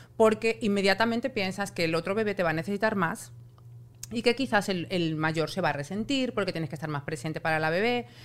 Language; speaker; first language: Spanish; native; Spanish